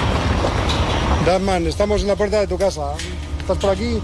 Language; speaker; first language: Spanish; native; Spanish